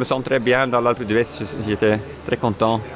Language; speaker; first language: French; non-native, fluent; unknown